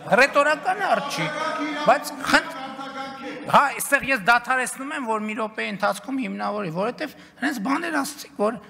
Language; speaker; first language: Armenian; native; Armenian